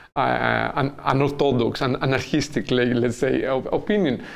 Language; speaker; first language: English; non-native, fluent; Greek